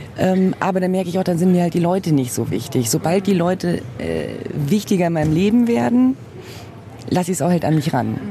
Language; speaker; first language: German; early bilingual, other home language; Portuguese